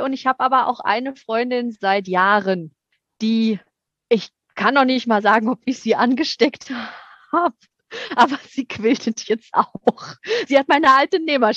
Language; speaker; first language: German; native; German